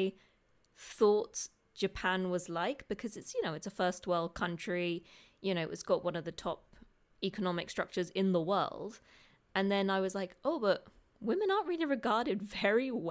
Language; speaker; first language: English; native; English